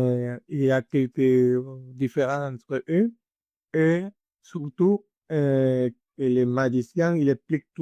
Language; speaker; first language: French; non-native, learner; Spanish